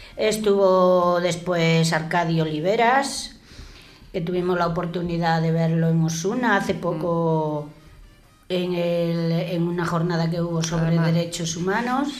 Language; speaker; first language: Spanish; native; Spanish